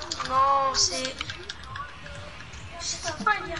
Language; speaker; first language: French; native; French